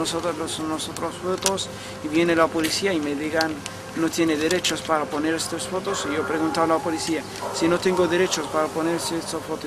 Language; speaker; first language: Spanish; non-native, learner; Arabic